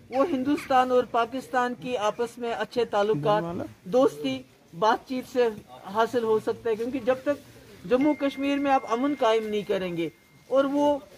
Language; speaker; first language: Urdu; non-native, local second language; Kashmiri